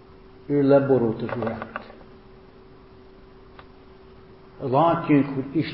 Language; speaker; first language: Hungarian; non-native, fluent; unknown